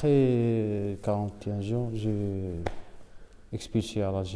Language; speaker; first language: French; non-native, local second language; Arabic